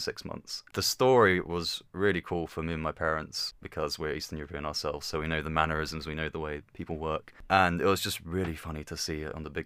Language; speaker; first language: English; native; English